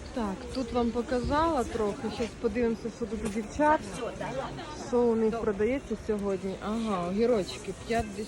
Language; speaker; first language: Ukrainian; native; Ukrainian